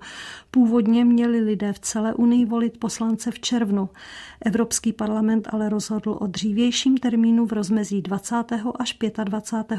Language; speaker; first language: Czech; native; Czech